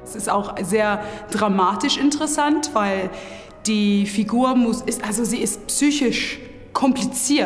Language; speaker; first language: German; non-native, fluent; English